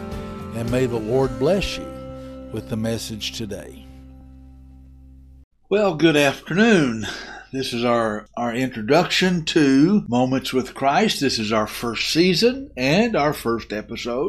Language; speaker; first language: English; native; English